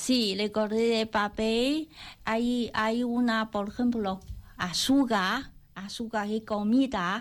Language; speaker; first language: Spanish; non-native, learner; Chinese